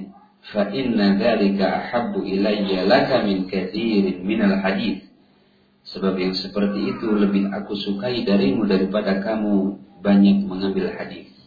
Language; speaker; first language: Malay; non-native, local second language; Sundanese